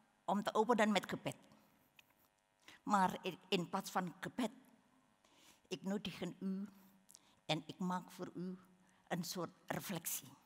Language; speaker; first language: Dutch; non-native, learner; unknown